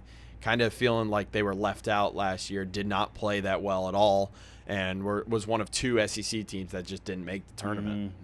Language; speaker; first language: English; native; English